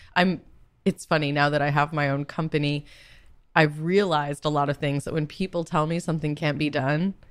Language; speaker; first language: English; native; English